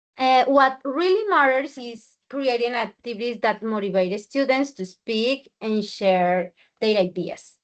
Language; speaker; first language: English; non-native, learner; Spanish